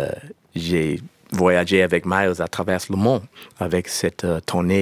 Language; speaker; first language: French; non-native, learner; English